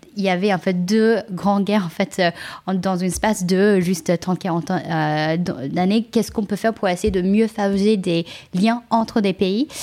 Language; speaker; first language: French; non-native, fluent; Chinese